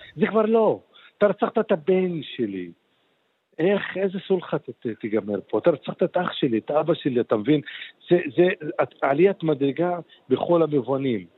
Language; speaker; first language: Hebrew; non-native, local second language; Arabic